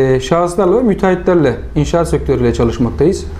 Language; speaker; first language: Turkish; native; Turkish